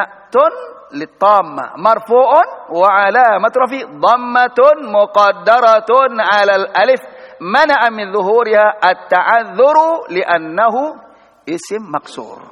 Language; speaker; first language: Arabic; non-native, fluent; Indonesian